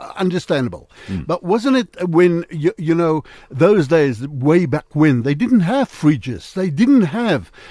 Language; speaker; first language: English; non-native, local second language; Afrikaans